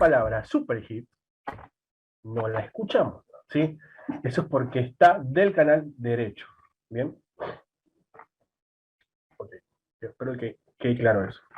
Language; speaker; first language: Spanish; native; Spanish